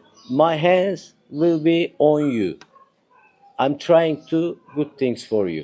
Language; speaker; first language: English; non-native, learner; Turkish